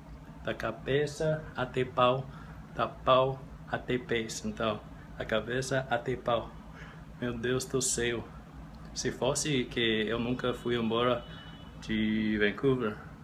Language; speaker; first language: Portuguese; non-native, learner; English